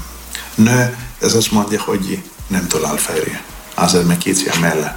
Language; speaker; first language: Hungarian; non-native, learner; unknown